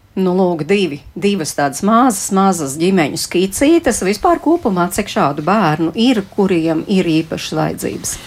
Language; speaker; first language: Latvian; native; Latvian